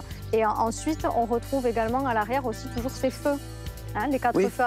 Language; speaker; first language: French; native; French